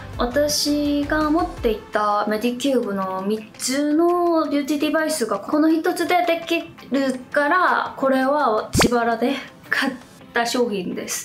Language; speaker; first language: Japanese; non-native, fluent; Korean